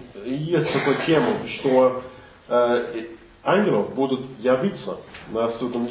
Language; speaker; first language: Russian; non-native, fluent; English